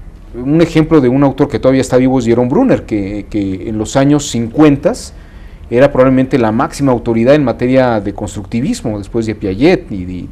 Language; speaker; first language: Spanish; native; Spanish